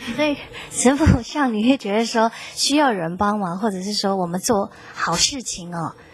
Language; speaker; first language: Chinese; native; Chinese